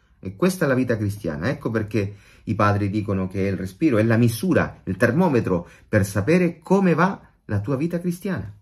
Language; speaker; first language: Italian; non-native, fluent; Spanish